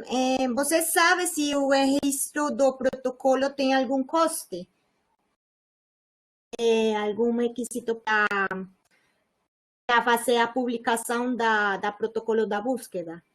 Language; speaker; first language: Portuguese; non-native, learner; Spanish